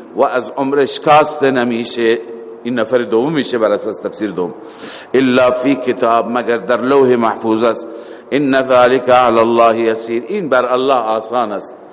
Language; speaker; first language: Persian; native; Persian